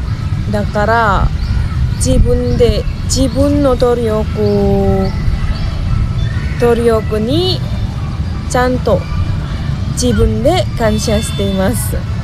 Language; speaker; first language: Japanese; non-native, learner; Indonesian